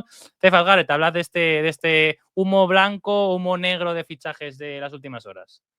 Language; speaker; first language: Spanish; native; Spanish